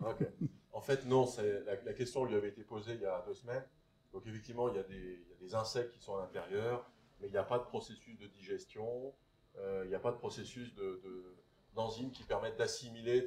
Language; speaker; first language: French; native; French